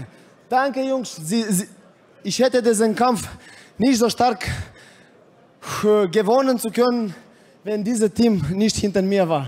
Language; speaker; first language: German; non-native, fluent; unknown